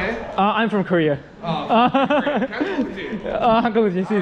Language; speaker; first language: Korean; native; Korean